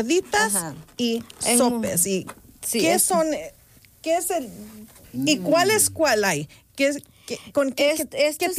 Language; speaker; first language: Spanish; non-native, learner; English